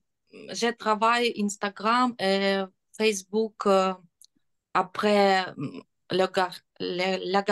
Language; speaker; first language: French; non-native, learner; Ukrainian